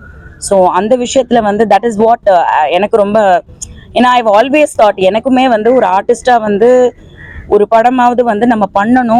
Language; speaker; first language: Tamil; native; Tamil